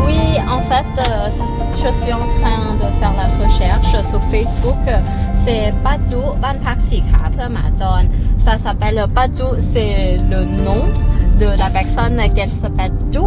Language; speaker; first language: French; non-native, learner; Thai